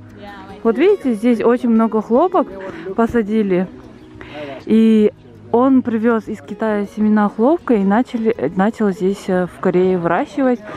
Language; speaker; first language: Russian; non-native, local second language; Kazakh